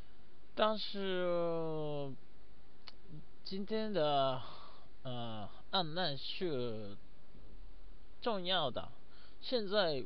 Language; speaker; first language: Chinese; non-native, learner; Japanese